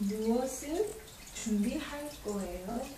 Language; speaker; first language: Korean; non-native, learner; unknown